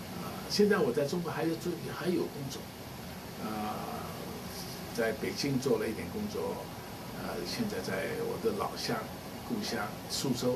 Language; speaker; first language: Chinese; non-native, local second language; Cantonese